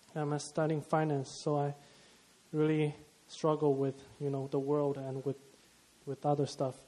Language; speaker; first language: English; non-native, fluent; Chinese